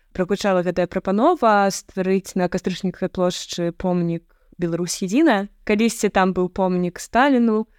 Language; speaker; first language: Belarusian; native; Belarusian